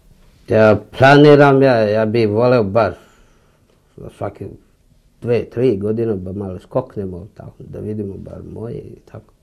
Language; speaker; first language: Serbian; non-native, fluent; Malagasy